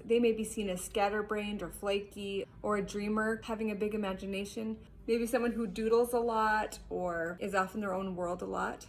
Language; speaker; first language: English; native; English